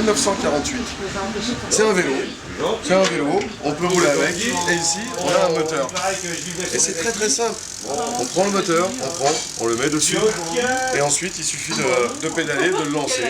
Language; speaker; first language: French; native; French